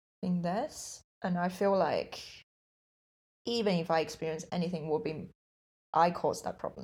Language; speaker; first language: English; non-native, fluent; Chinese